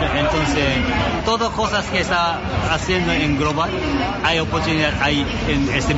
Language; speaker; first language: Spanish; non-native, learner; Japanese